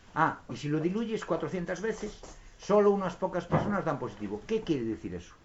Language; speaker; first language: Spanish; non-native, local second language; Galician